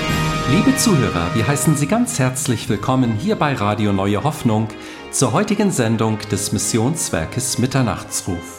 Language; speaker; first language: German; native; German